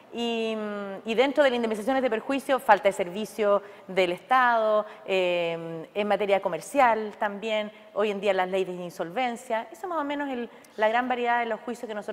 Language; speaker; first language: Spanish; native; Spanish